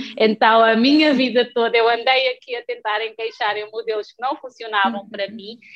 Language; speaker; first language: Portuguese; non-native, local second language; Kabuverdianu